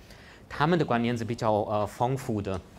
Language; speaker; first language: Chinese; non-native, fluent; German